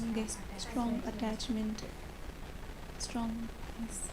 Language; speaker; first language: English; non-native, learner; Nepali